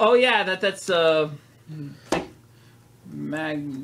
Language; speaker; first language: English; native; English